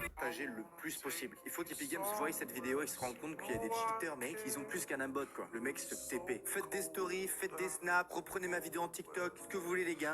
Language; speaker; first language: French; native; French